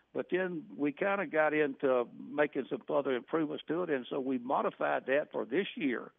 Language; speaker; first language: English; native; English